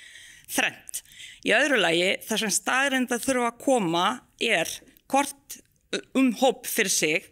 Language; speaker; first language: Icelandic; non-native, fluent; Bosnian